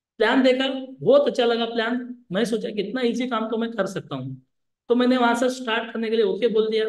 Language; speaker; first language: Hindi; non-native, local second language; Lambadi